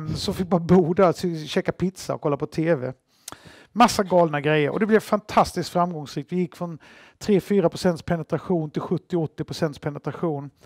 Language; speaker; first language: Swedish; native; Swedish